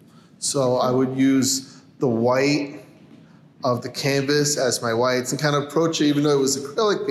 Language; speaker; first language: English; early bilingual, other home language; Spanish